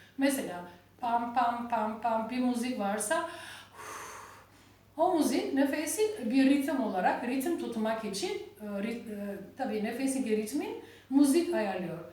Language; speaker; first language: Turkish; non-native, learner; Albanian